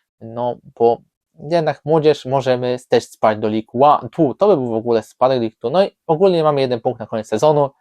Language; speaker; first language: Polish; native; Polish